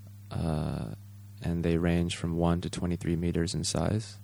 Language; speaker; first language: English; native; English